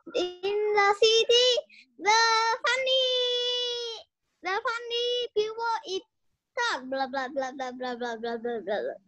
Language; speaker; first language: English; non-native, learner; Vietnamese